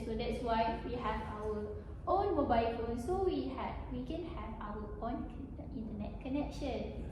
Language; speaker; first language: English; non-native, learner; Malay